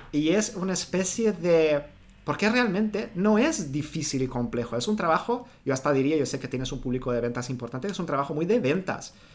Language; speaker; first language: Spanish; non-native, fluent; Portuguese